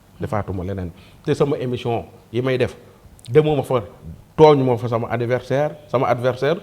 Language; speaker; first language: Wolof; native; Wolof